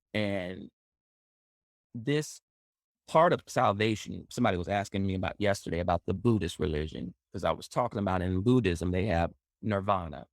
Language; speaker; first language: English; native; English